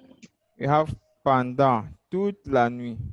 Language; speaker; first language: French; non-native, fluent; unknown